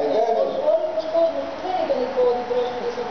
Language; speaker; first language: Greek; native; Greek